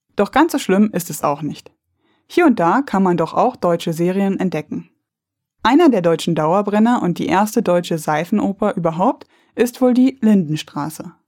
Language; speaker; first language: German; native; German